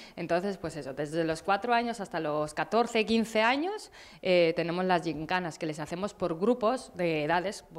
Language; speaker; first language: Spanish; native; Spanish